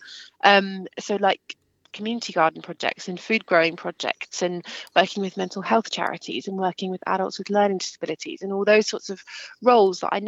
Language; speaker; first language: English; native; English